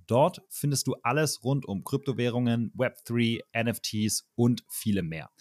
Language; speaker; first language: German; native; German